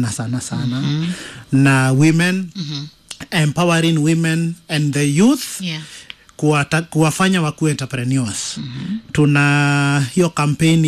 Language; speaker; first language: Swahili; non-native, local second language; Kikuyu